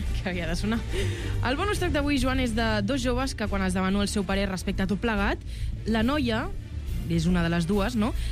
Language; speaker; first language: Catalan; native; Catalan